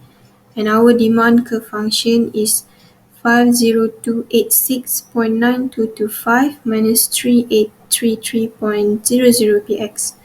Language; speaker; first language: English; non-native, local second language; Malay